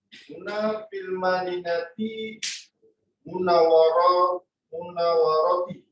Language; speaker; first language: Arabic; non-native, learner; Indonesian